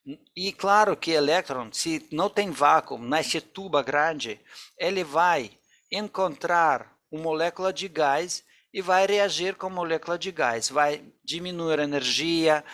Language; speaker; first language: Portuguese; non-native, fluent; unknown